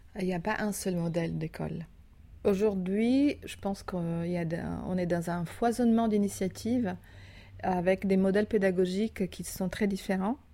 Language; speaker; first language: French; non-native, fluent; Italian